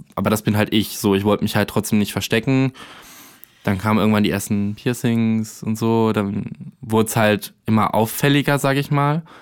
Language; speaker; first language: German; native; German